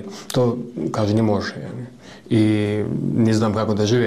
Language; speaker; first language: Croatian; non-native, learner; Chechen